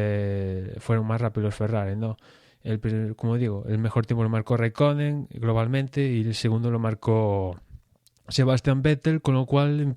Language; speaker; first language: Spanish; native; Spanish